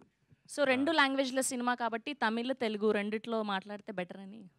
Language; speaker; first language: Telugu; native; Telugu